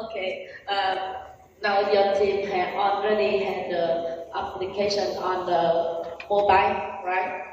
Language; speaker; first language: English; non-native, learner; Vietnamese